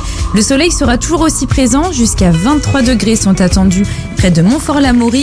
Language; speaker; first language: French; native; French